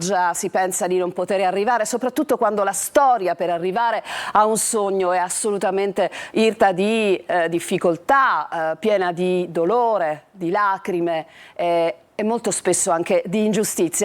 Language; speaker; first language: Italian; native; Italian